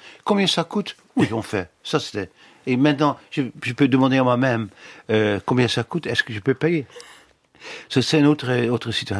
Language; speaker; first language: French; non-native, fluent; Dutch